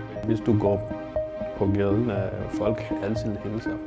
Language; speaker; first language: Danish; non-native, learner; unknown